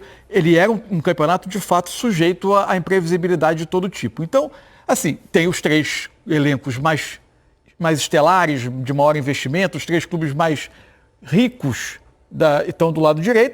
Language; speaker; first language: Portuguese; native; Portuguese